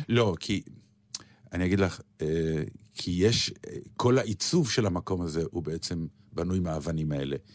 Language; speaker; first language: Hebrew; native; Hebrew